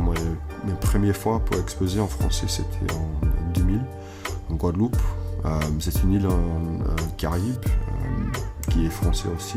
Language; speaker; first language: French; non-native, learner; English